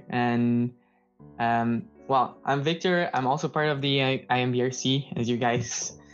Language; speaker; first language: English; non-native, fluent; Portuguese